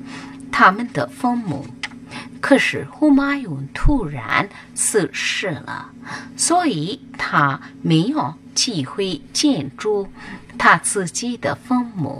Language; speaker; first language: Chinese; non-native, fluent; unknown